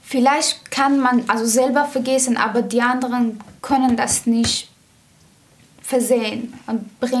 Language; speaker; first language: German; non-native, learner; Persian